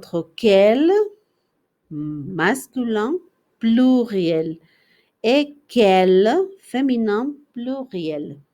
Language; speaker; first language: French; non-native, fluent; Spanish